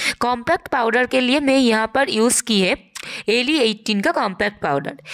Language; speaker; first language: Hindi; non-native, local second language; Bangla